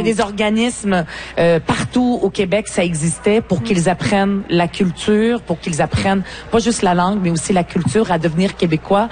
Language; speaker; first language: French; early bilingual, other home language; Arabic